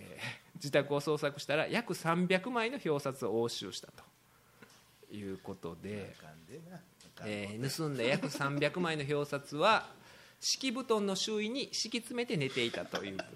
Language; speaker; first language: Japanese; native; Japanese